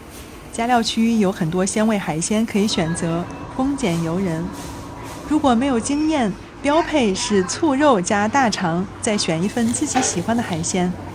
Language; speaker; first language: Chinese; native; Chinese